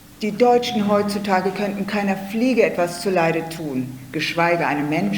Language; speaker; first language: German; native; German